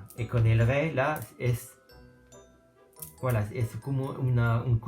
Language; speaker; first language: Spanish; non-native, learner; French